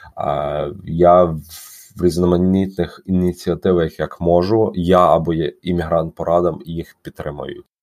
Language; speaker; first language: Ukrainian; native; Ukrainian